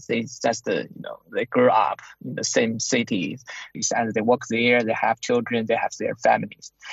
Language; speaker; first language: English; non-native, fluent; Chinese